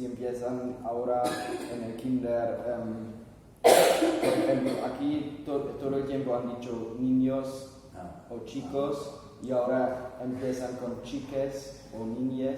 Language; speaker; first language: Spanish; non-native, fluent; German